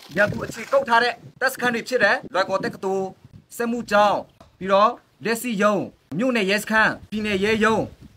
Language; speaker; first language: Burmese; non-native, local second language; Western Kayah